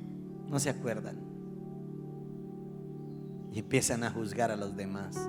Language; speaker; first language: Spanish; native; Spanish